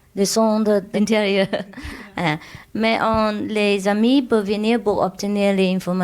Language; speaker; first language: French; non-native, learner; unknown